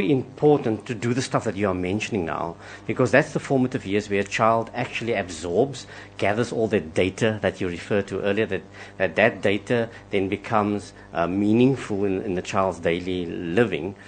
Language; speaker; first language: English; non-native, local second language; Afrikaans